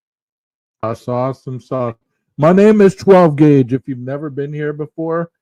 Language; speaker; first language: English; native; English